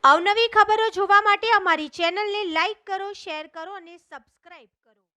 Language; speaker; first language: Hindi; native; Hindi